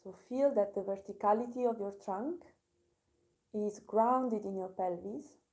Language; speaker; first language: English; non-native, fluent; Italian